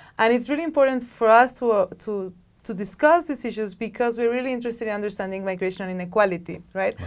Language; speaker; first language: English; non-native, fluent; Spanish